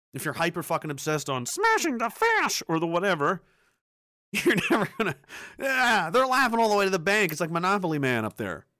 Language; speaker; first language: English; early bilingual, other home language; Danish